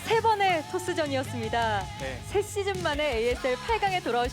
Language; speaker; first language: Korean; native; Korean